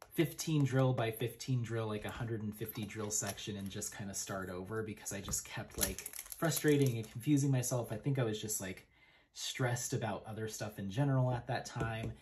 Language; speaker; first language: English; native; English